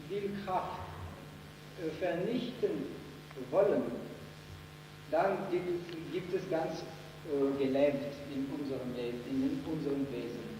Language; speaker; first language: German; non-native, fluent; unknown